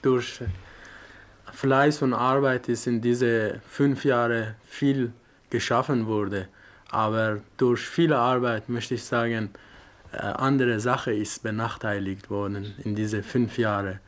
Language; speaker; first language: German; non-native, learner; Persian